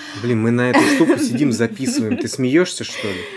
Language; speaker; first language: Russian; native; Russian